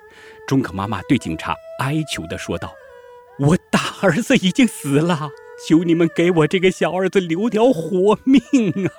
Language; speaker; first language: Chinese; native; Chinese